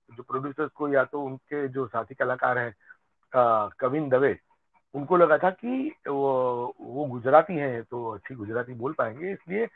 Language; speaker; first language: Hindi; non-native, local second language; Gujarati